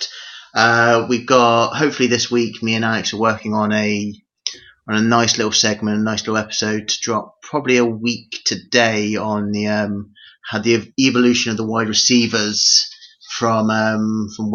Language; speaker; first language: English; native; English